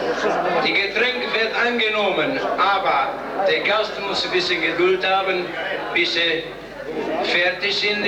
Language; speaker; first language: German; non-native, learner; Italian